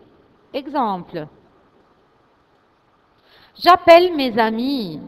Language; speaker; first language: French; non-native, fluent; Arabic